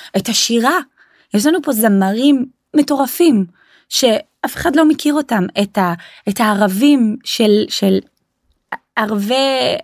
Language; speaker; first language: Hebrew; non-native, local second language; Arabic